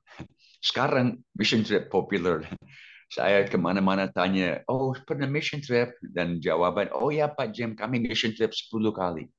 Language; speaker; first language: Indonesian; non-native, fluent; English